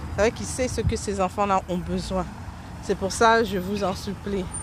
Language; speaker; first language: French; early bilingual, other home language; Haitian Creole